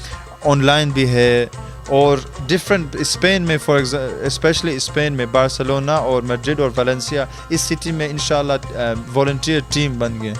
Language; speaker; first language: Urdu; early bilingual, heritage; Urdu